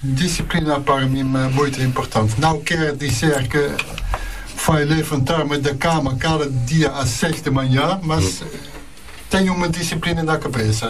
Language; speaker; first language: Portuguese; non-native, learner; Dutch